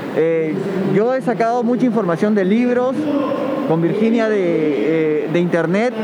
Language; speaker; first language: Spanish; native; Spanish